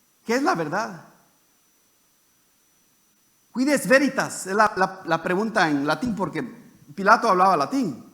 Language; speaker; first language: Spanish; native; Spanish